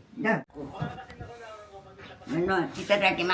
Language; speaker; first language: Japanese; native; Japanese